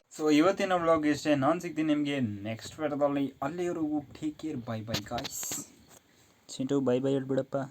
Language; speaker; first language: Kannada; native; Kannada